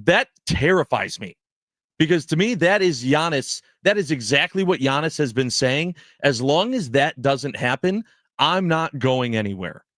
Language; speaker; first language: English; native; English